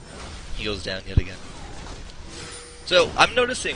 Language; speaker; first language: English; native; English